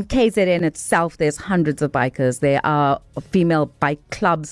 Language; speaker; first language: English; native; English